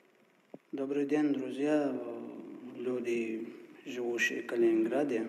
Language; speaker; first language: Russian; non-native, fluent; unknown